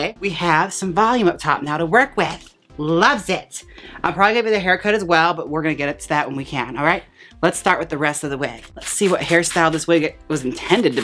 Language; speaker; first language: English; native; English